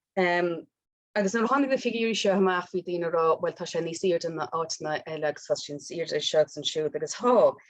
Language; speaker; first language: Irish; native; Irish